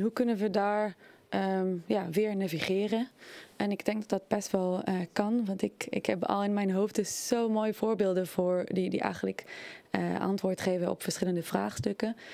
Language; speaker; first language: Dutch; non-native, fluent; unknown